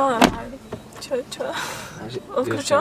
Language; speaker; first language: Russian; native; Russian